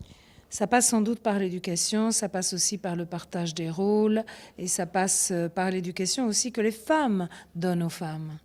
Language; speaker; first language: French; early bilingual, other home language; Italian